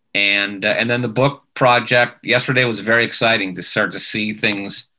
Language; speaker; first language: English; native; English